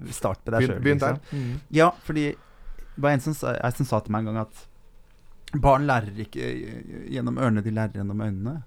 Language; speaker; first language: Norwegian; native; Norwegian